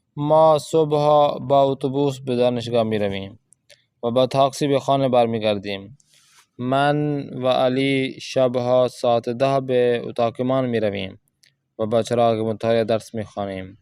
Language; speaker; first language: Persian; non-native, fluent; Urdu